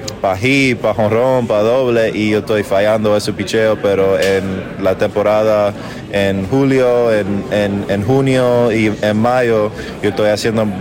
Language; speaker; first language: Spanish; early bilingual, heritage; English